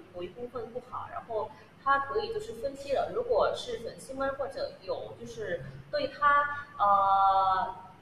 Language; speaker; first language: Chinese; non-native, fluent; Thai